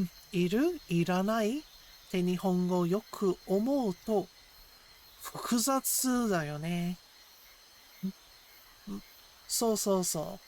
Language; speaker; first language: Japanese; non-native, learner; English